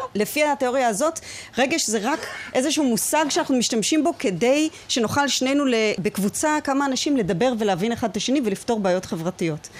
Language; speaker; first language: Hebrew; native; Hebrew